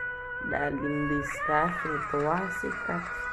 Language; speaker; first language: French; non-native, local second language; Haitian Creole